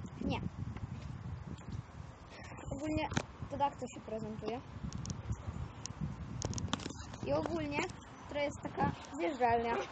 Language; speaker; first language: Polish; native; Polish